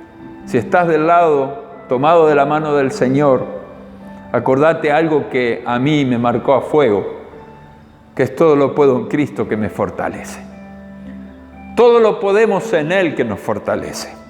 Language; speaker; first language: Spanish; native; Spanish